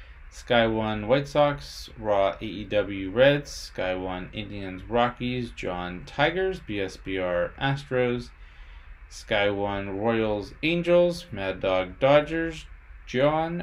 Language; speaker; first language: English; native; English